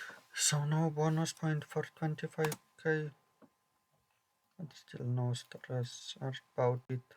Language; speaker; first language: English; non-native, fluent; Polish